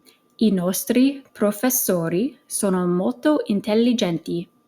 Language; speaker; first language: Italian; non-native, fluent; English